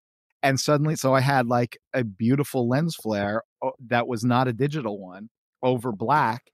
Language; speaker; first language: English; native; English